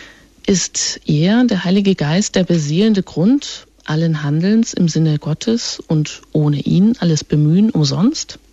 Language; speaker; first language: German; native; German